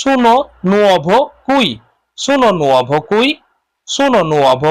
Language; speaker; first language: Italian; non-native, learner; Bangla